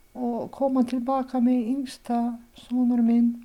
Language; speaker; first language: Icelandic; non-native, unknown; Ukrainian